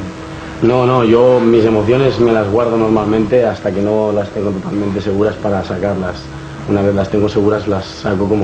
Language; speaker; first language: Spanish; native; Spanish